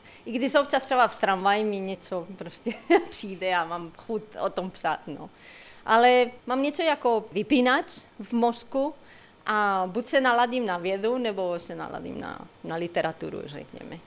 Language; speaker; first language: Czech; non-native, fluent; Spanish